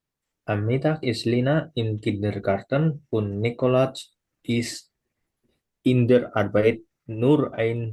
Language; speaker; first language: German; non-native, learner; Indonesian